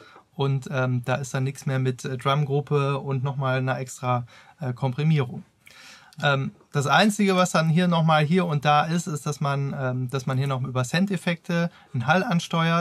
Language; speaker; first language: German; native; German